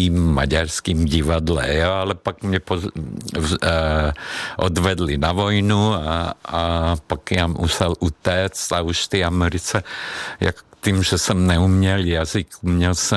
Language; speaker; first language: Czech; non-native, fluent; Hungarian